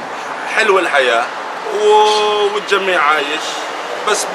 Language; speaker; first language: Arabic; native; Arabic